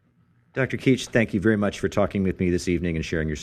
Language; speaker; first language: English; native; English